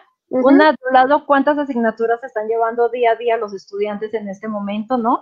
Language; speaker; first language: Spanish; native; Spanish